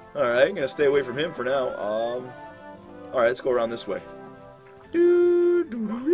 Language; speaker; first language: English; native; English